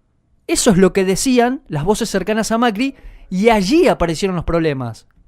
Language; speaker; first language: Spanish; native; Spanish